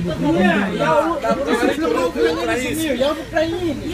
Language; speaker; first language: Ukrainian; non-native, learner; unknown